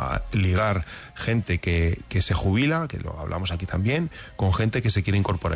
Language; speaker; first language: Spanish; native; Spanish